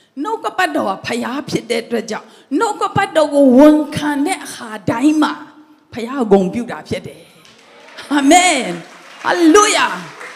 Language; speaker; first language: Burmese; non-native, local second language; Tedim Chin